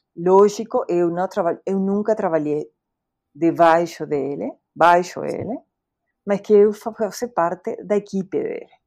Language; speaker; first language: Portuguese; non-native, fluent; Spanish